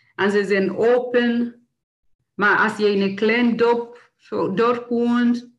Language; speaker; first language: Dutch; non-native, learner; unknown